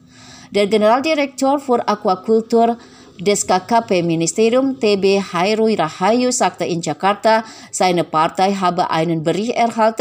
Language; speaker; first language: German; non-native, fluent; Indonesian